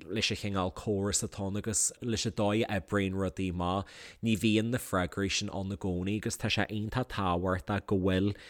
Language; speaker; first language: Irish; native; Irish